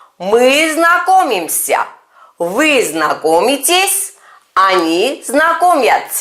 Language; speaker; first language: Russian; non-native, fluent; Turkish